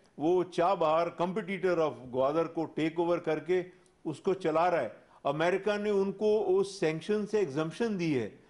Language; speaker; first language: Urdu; non-native, local second language; Pashto